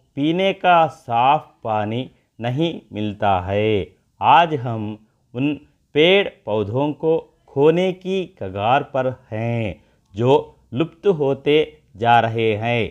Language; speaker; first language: Hindi; non-native, local second language; Telugu